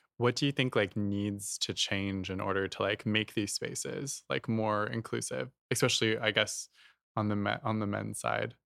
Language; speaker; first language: English; native; English